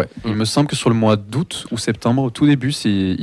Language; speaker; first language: French; native; French